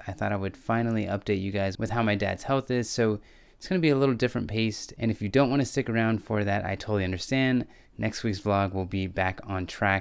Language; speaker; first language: English; native; English